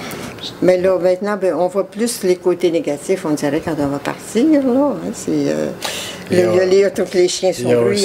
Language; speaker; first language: French; native; French